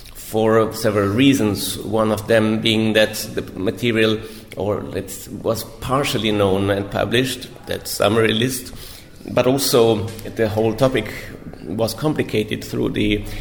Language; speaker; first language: English; non-native, fluent; German